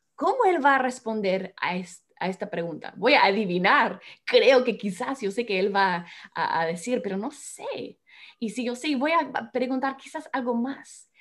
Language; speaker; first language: Spanish; non-native, fluent; English